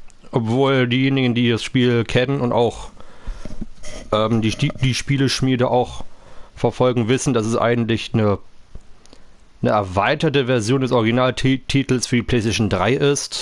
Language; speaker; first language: German; native; German